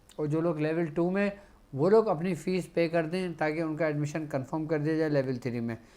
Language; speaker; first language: Urdu; native; Urdu